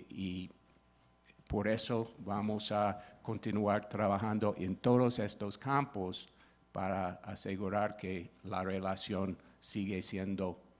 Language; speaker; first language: Spanish; non-native, fluent; English